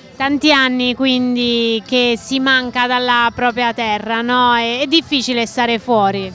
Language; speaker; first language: Italian; native; Italian